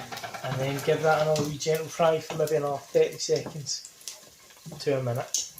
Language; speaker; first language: English; native; English